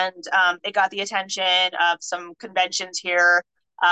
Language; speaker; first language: English; native; English